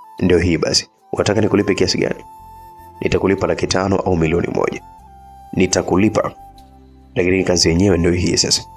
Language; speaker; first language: Swahili; native; Swahili